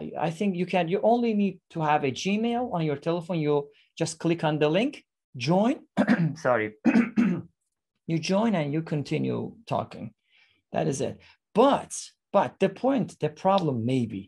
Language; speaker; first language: English; non-native, fluent; Persian